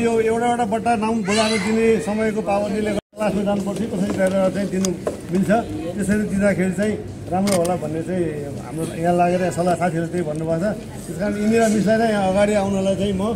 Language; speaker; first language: Nepali; native; Nepali